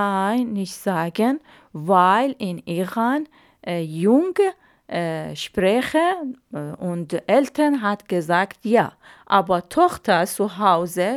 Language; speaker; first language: German; non-native, learner; Arabic